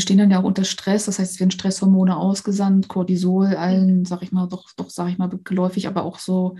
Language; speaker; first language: German; native; German